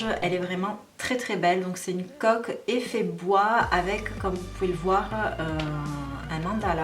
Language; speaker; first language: French; native; French